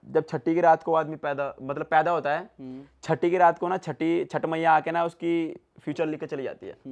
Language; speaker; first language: Hindi; native; Hindi